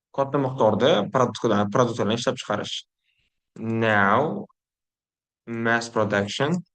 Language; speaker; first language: English; non-native, fluent; Uzbek